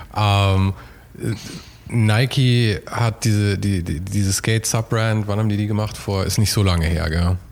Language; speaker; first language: German; native; German